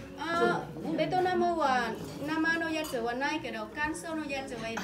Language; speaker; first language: Japanese; non-native, learner; Vietnamese